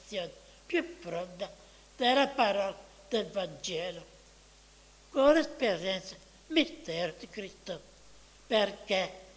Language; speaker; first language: Italian; non-native, fluent; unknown